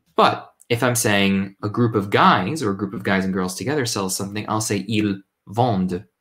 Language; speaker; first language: English; native; English